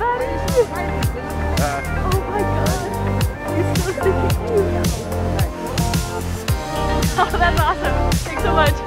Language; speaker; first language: English; native; English